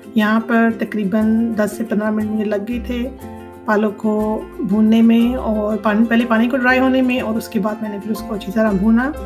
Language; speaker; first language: Urdu; native; Urdu